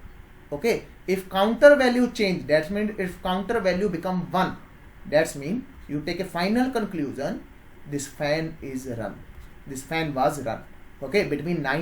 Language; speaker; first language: English; non-native, local second language; Hindi